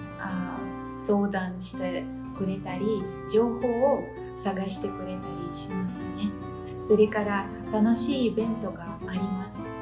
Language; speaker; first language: Japanese; non-native, fluent; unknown